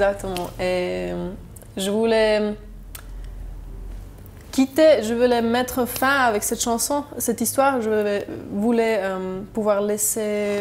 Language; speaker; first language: French; non-native, local second language; German